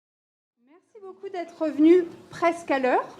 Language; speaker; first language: French; native; French